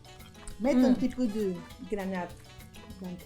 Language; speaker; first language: French; non-native, fluent; Spanish